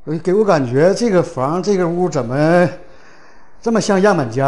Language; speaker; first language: Chinese; native; Chinese